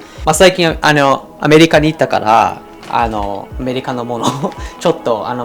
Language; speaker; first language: Japanese; non-native, fluent; English